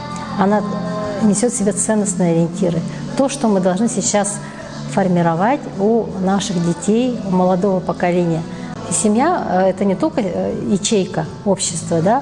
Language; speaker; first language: Russian; native; Russian